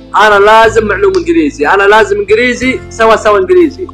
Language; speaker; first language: Arabic; native; Arabic